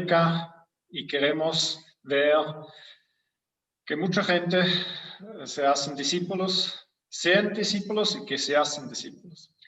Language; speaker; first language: Spanish; non-native, fluent; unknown